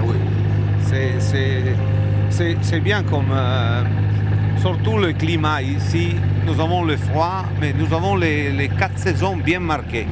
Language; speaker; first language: French; non-native, fluent; Italian